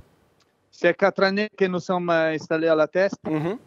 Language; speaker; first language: French; non-native, learner; Italian